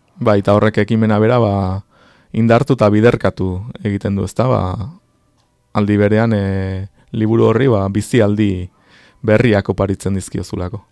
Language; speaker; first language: Basque; native; Basque